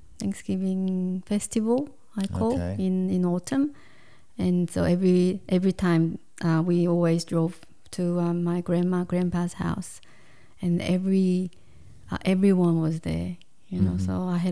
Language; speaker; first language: English; non-native, fluent; Korean